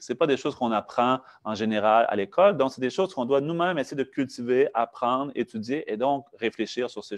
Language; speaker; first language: French; native; French